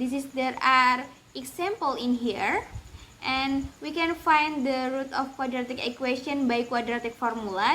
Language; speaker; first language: English; non-native, learner; Indonesian